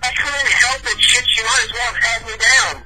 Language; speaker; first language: English; native; English